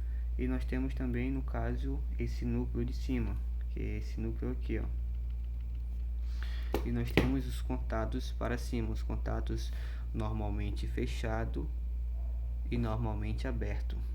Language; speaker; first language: Portuguese; native; Portuguese